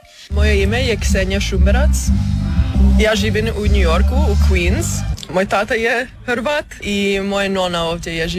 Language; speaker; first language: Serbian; early bilingual, heritage; English